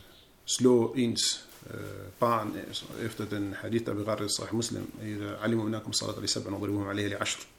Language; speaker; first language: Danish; non-native, fluent; Arabic